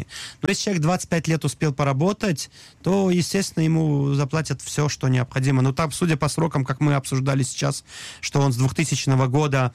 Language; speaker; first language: Russian; native; Russian